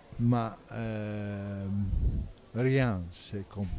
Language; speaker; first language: French; non-native, learner; Italian